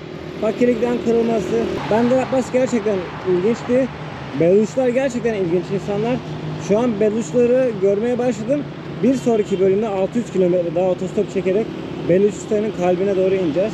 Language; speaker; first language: Turkish; native; Turkish